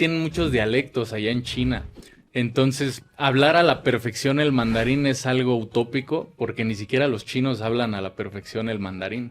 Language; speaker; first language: Spanish; native; Spanish